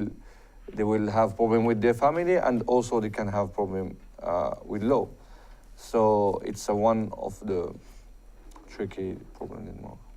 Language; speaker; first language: English; non-native, fluent; Arabic